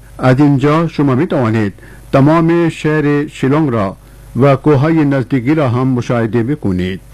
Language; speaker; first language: Persian; non-native, fluent; Urdu